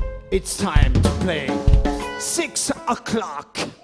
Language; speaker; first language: English; non-native, learner; French